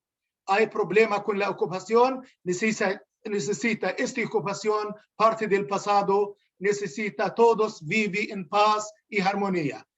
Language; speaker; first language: Spanish; non-native, learner; Arabic